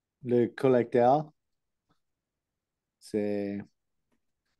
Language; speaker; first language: French; non-native, learner; English